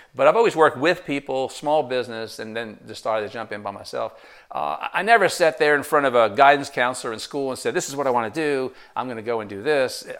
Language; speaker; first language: English; native; English